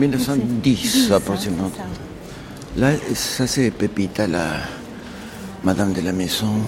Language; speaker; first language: French; non-native, fluent; Spanish